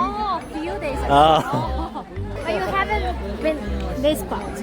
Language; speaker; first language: English; non-native, learner; Chinese